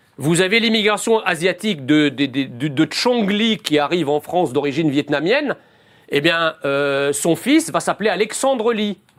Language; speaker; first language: French; early bilingual, other home language; Arabic